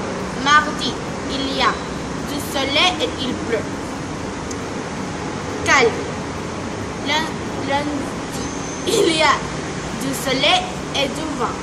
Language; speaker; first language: French; non-native, learner; Spanish